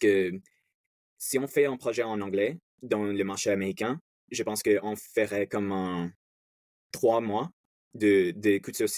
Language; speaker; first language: French; non-native, learner; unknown